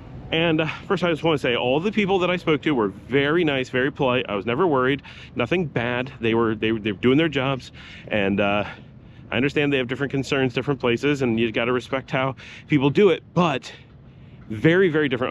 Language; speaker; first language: English; native; English